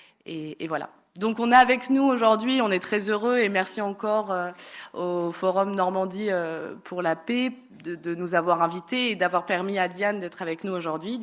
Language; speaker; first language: French; native; French